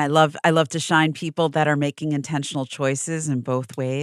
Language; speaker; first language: English; native; English